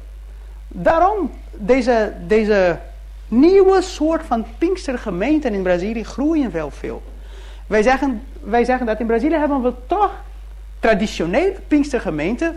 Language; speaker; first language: Dutch; early bilingual, heritage; Dutch